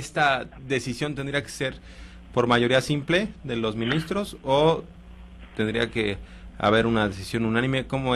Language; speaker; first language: Spanish; native; Spanish